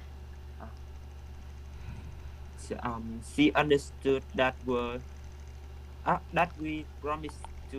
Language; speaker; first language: English; non-native, learner; Vietnamese